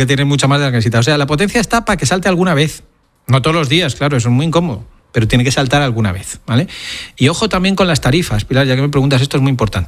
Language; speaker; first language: Spanish; native; Spanish